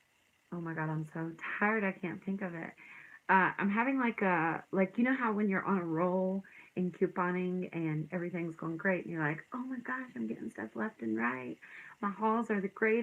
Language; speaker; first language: English; native; English